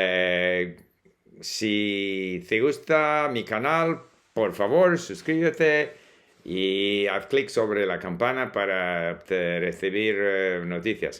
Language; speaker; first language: Spanish; non-native, fluent; English